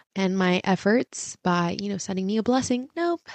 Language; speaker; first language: English; early bilingual, other home language; Spanish